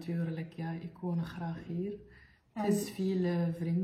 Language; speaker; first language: Dutch; non-native, learner; Arabic